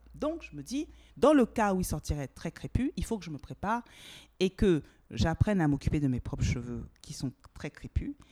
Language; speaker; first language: French; native; French